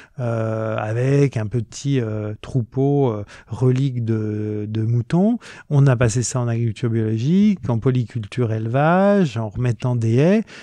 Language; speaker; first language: French; native; French